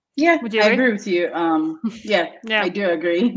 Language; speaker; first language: English; non-native, local second language; Yoruba